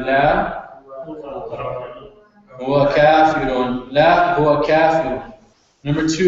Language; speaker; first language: Arabic; non-native, fluent; English